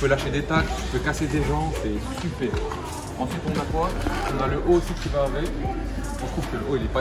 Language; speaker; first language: French; native; French